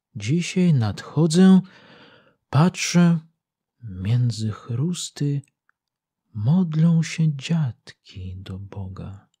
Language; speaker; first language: Polish; early bilingual, heritage; Polish